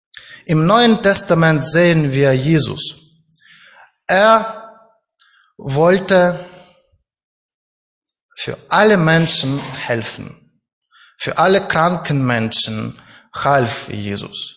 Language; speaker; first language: German; non-native, learner; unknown